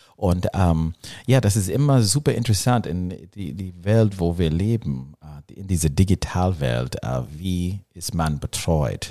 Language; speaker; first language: German; non-native, learner; English